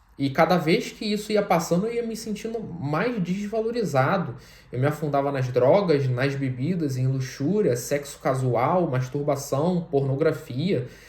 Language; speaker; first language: Portuguese; native; Portuguese